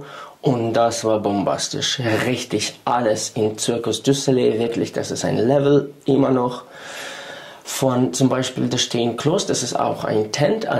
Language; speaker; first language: German; non-native, fluent; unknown